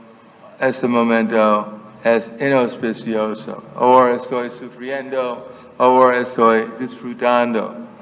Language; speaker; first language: Spanish; non-native, fluent; English